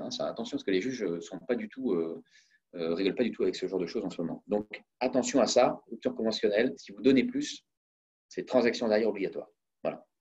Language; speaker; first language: French; native; French